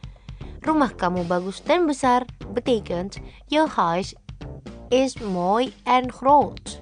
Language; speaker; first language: Dutch; non-native, learner; Indonesian